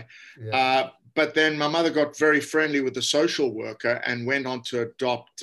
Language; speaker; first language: English; native; English